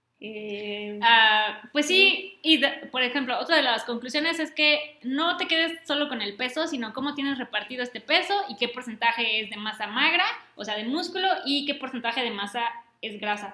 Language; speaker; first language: Spanish; native; Spanish